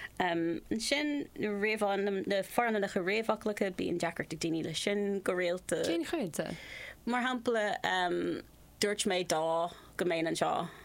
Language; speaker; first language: Irish; non-native, local second language; English